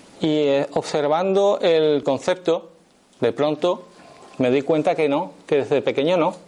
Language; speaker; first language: Spanish; native; Spanish